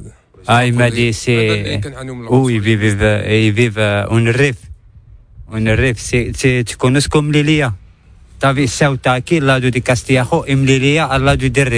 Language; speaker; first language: Spanish; non-native, learner; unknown